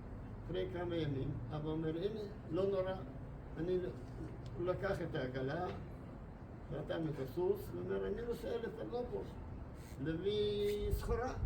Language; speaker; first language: Hebrew; non-native, fluent; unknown